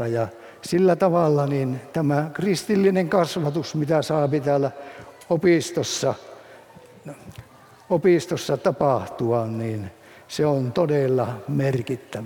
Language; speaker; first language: Finnish; native; Finnish